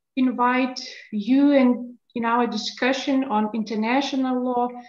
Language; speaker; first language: English; non-native, fluent; Lithuanian